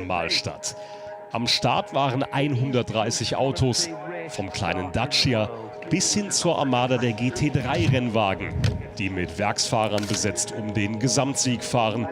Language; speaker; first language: German; native; German